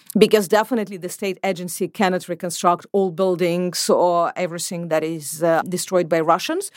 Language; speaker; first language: English; non-native, fluent; Ukrainian